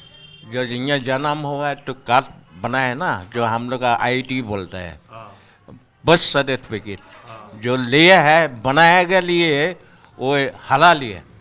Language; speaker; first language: Hindi; non-native, local second language; Chinese